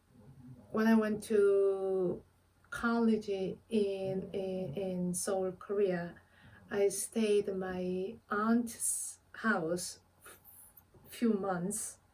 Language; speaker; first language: English; non-native, fluent; Korean